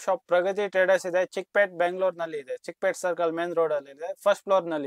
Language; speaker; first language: Kannada; non-native, local second language; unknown